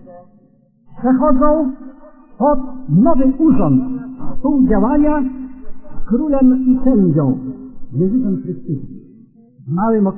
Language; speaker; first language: Polish; native; Polish